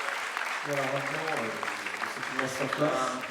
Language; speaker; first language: French; native; French